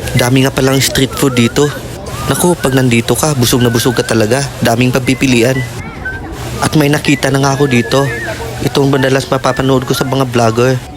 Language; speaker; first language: Filipino; non-native, local second language; Cebuano